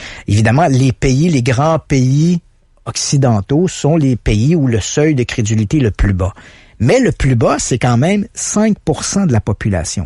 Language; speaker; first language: French; native; French